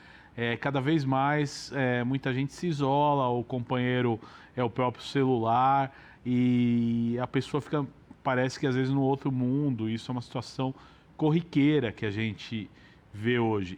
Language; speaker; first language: Portuguese; native; Portuguese